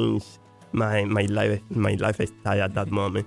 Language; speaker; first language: English; non-native, fluent; Spanish